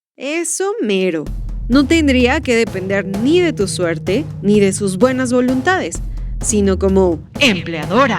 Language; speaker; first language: Spanish; native; Spanish